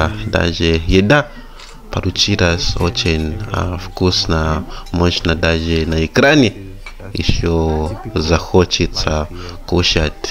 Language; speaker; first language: Russian; non-native, fluent; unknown